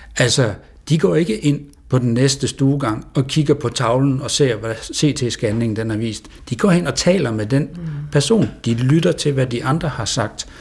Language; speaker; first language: Danish; native; Danish